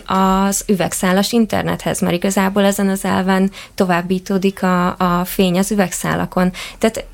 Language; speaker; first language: Hungarian; native; Hungarian